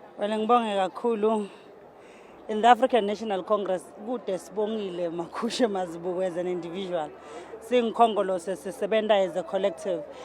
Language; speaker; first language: Zulu; native; Zulu